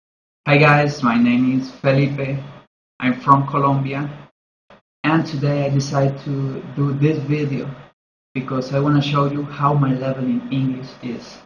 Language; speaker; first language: English; non-native, learner; Spanish